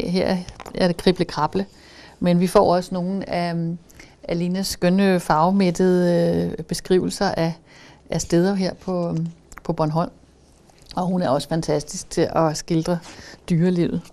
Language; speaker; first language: Danish; native; Danish